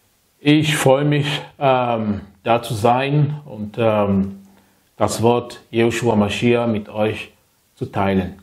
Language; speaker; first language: German; non-native, learner; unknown